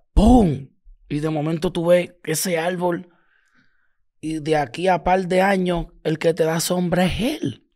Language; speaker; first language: Spanish; native; Spanish